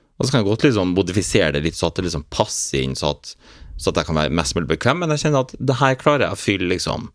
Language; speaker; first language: Norwegian; native; Norwegian